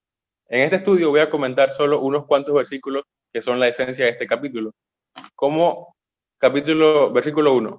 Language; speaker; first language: Spanish; native; Spanish